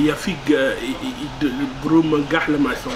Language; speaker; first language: Swedish; non-native, learner; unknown